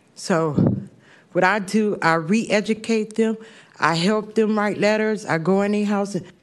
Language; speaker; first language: English; native; English